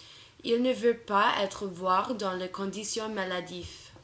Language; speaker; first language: French; non-native, learner; English